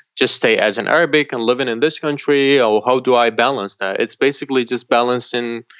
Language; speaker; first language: English; non-native, fluent; Arabic